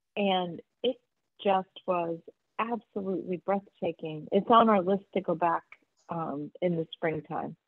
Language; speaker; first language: English; native; English